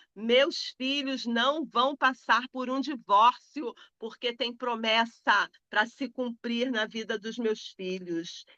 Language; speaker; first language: Portuguese; native; Portuguese